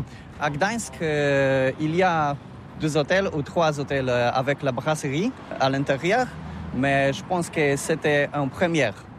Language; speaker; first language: French; non-native, learner; Polish